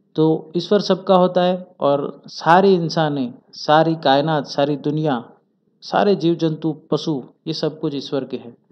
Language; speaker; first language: Hindi; non-native, local second language; Gujarati